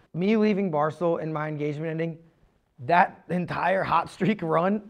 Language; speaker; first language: English; native; English